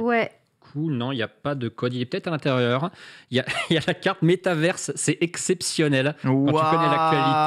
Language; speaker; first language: French; native; French